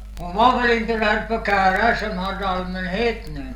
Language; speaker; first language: Swedish; native; Swedish